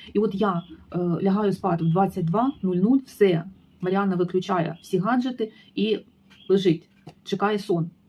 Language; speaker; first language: Ukrainian; native; Ukrainian